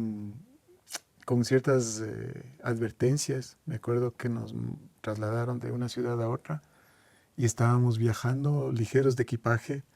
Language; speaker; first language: Spanish; native; Spanish